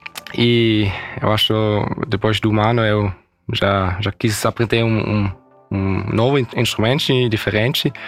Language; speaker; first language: Portuguese; early bilingual, heritage; Portuguese